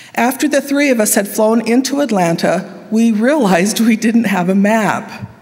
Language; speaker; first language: English; native; English